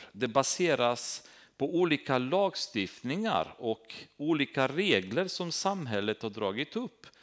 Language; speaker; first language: Swedish; non-native, fluent; Romanian